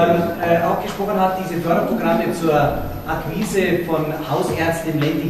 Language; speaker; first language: German; native; German